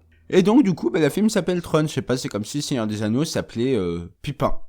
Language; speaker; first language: French; native; French